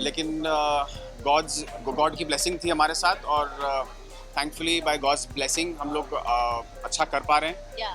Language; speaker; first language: Hindi; native; Hindi